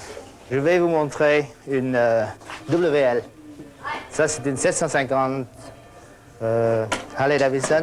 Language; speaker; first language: French; non-native, fluent; Vietnamese